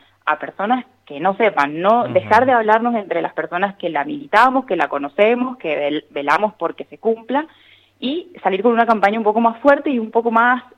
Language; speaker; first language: Spanish; native; Spanish